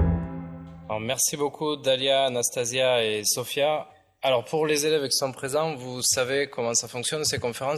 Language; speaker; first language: French; native; French